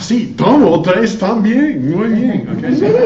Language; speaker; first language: Spanish; non-native, fluent; English